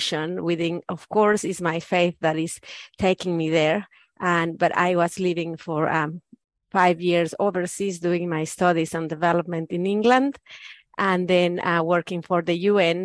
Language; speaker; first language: English; non-native, fluent; Spanish